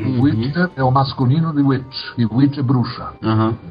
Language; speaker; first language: Portuguese; early bilingual, other home language; Polish